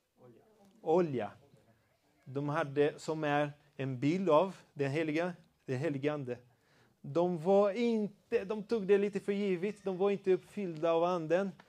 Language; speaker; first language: Swedish; non-native, fluent; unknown